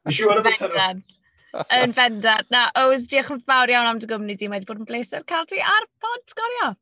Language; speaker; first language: Welsh; native; Welsh